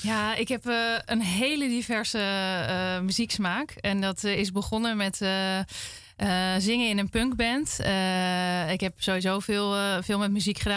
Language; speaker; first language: Dutch; native; Dutch